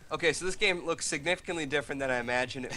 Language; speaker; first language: English; native; English